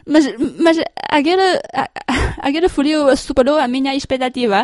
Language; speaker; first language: Portuguese; non-native, fluent; Chinese